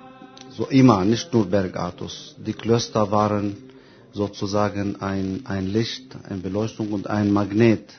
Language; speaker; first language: German; non-native, fluent; Arabic